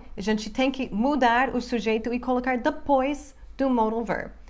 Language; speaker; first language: Portuguese; non-native, fluent; English